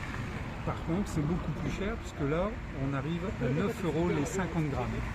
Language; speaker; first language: French; native; French